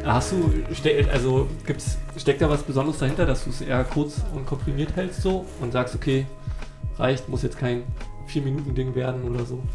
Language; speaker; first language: German; native; German